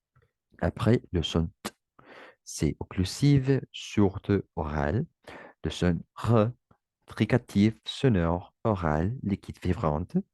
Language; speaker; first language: French; non-native, learner; Spanish